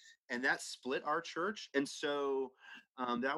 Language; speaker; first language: English; native; English